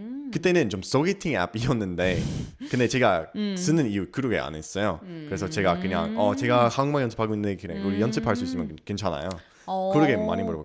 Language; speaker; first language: Korean; non-native, learner; English